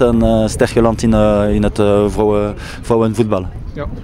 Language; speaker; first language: Dutch; non-native, local second language; French